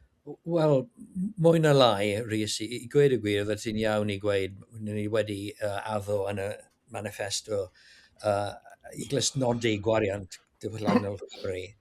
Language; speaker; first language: Welsh; non-native, learner; English